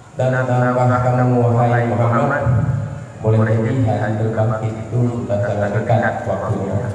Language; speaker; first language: Malay; non-native, local second language; Achinese